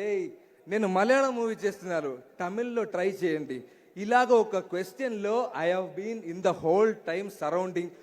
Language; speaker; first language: Telugu; non-native, learner; Malayalam